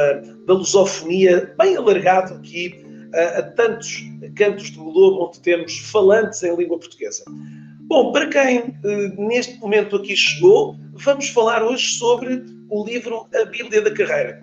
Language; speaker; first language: Portuguese; native; Portuguese